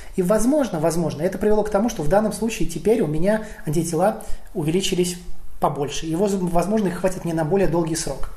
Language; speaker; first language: Russian; native; Russian